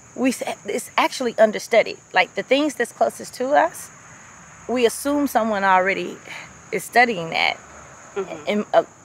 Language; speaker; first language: English; native; English